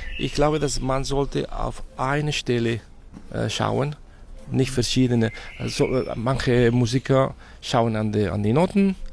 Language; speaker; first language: German; non-native, fluent; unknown